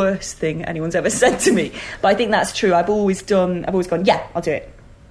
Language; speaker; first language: English; native; English